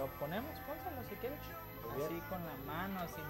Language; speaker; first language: Spanish; native; Spanish